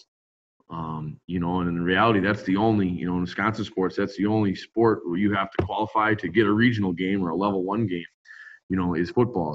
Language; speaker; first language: English; native; English